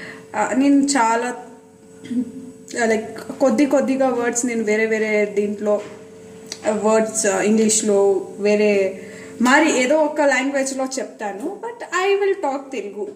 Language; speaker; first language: Telugu; non-native, learner; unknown